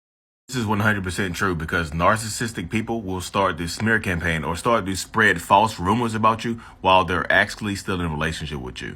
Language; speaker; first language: English; native; English